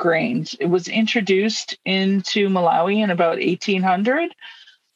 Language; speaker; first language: English; native; English